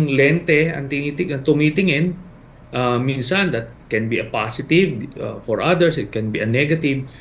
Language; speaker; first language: Filipino; native; Filipino